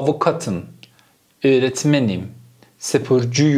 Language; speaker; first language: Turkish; non-native, fluent; Persian